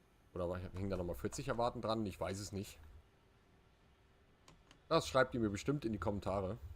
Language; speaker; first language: German; native; German